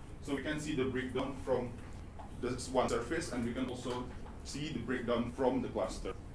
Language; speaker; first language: English; non-native, fluent; Indonesian